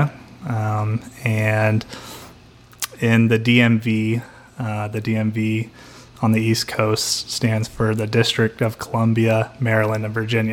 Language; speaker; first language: English; native; English